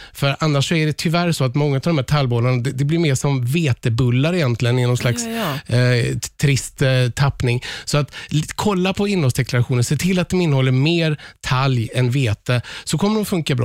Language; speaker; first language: Swedish; native; Swedish